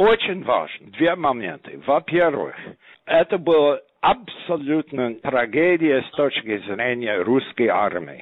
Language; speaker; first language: Russian; non-native, fluent; English